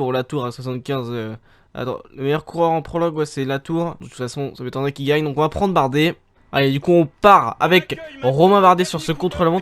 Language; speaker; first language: French; native; French